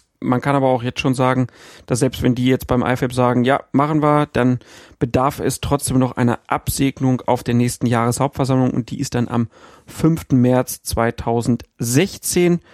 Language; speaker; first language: German; native; German